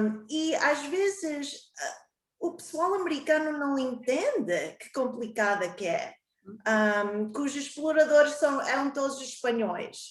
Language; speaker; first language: Portuguese; early bilingual, heritage; Portuguese